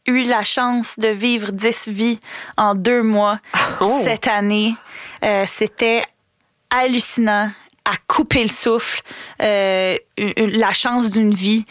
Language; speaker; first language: French; native; French